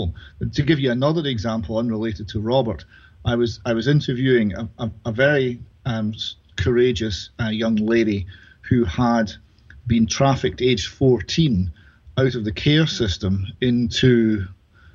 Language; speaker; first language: English; native; English